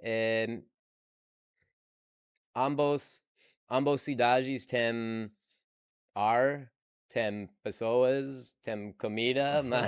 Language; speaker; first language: Portuguese; non-native, learner; English